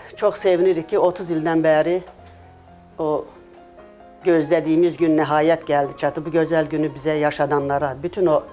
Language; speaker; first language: Azerbaijani; non-native, local second language; Lezghian